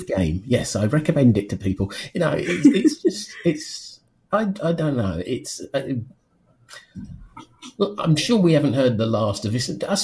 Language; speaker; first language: English; native; English